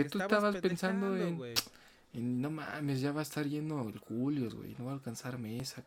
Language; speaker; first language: Spanish; native; Spanish